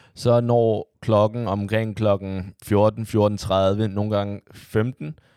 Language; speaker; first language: Danish; early bilingual, other home language; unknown